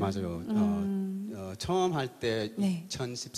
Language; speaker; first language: Korean; early bilingual, heritage; English